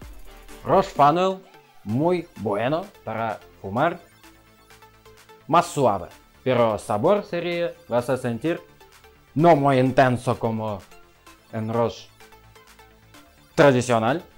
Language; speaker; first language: Spanish; non-native, learner; Russian